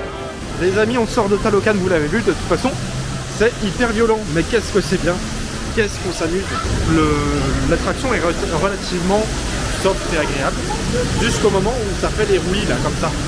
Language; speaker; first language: French; native; French